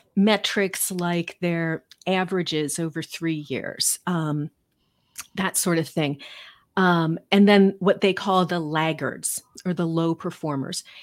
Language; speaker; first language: English; native; English